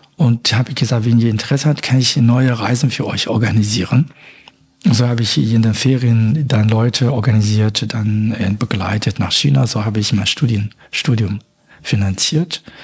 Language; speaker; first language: German; non-native, fluent; Chinese